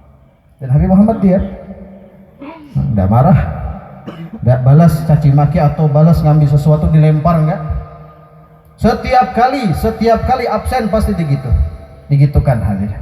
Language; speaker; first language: Indonesian; non-native, local second language; Banjar